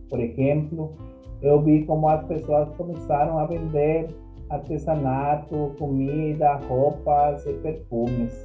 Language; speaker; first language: Portuguese; non-native, learner; Spanish